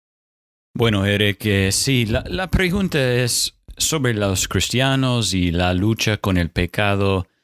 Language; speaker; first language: Spanish; non-native, fluent; English